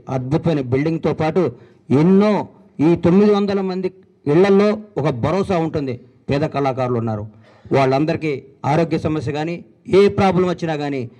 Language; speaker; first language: Telugu; native; Telugu